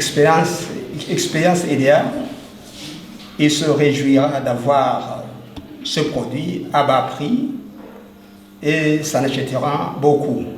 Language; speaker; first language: French; non-native, local second language; Rundi